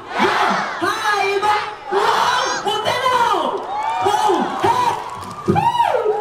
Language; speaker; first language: Vietnamese; non-native, learner; Japanese